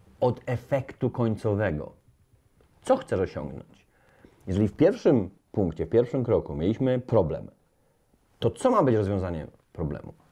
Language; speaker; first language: Polish; native; Polish